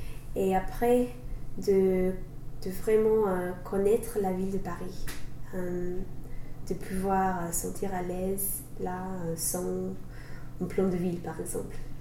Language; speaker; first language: French; non-native, learner; English